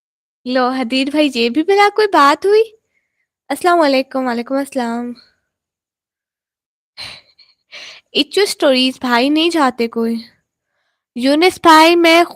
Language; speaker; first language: Hindi; non-native, local second language; Punjabi